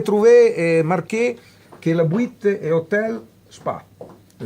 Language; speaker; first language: French; non-native, fluent; Italian